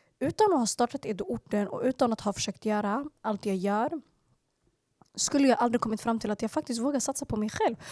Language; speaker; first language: Swedish; early bilingual, other home language; Arabic